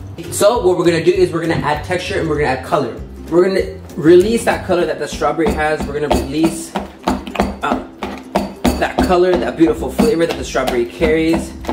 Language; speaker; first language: English; early bilingual, other home language; Spanish